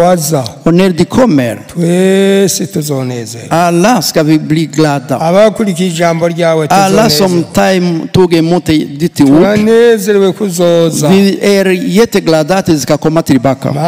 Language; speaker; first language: Swedish; non-native, fluent; Rundi